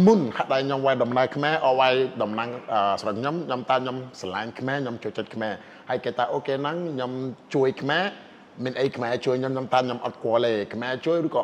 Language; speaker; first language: Khmer; non-native, fluent; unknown